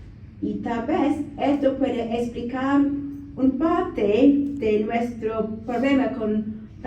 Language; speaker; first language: Spanish; non-native, learner; English